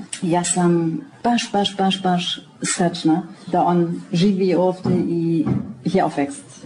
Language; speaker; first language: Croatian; non-native, learner; German